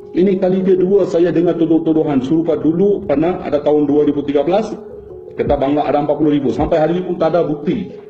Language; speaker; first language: Malay; non-native, fluent; Bangla